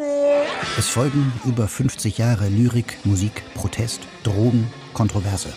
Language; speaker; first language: German; native; German